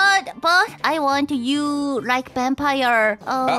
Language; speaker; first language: English; non-native, learner; Korean